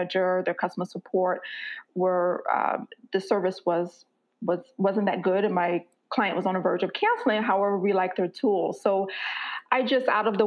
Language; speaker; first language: English; native; English